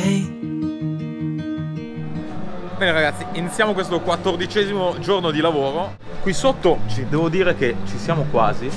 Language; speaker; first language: Italian; native; Italian